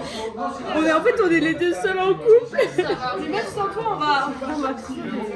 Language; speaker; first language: French; native; French